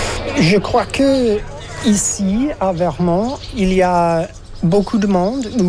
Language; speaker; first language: French; non-native, fluent; English